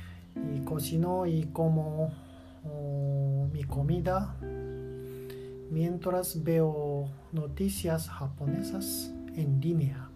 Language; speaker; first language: Spanish; non-native, learner; Japanese